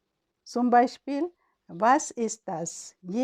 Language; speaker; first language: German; non-native, learner; Urdu